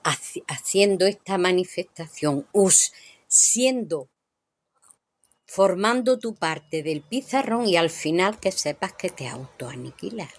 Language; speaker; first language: Spanish; native; Spanish